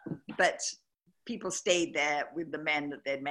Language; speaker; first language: English; native; English